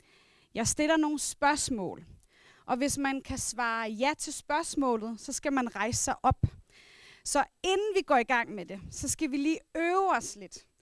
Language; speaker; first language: Danish; non-native, local second language; Kalaallisut